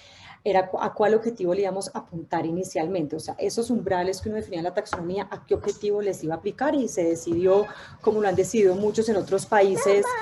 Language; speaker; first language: Spanish; native; Spanish